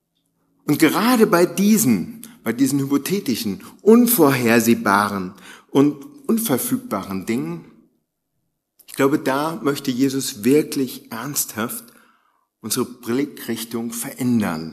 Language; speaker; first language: German; native; German